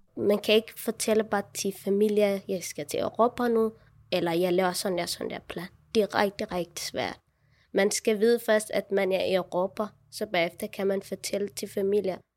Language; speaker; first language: Danish; non-native, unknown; Tigrinya